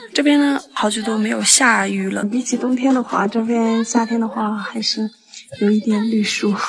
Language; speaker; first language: Chinese; non-native, local second language; Tibetan